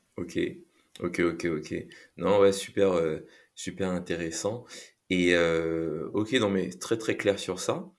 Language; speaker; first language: French; native; French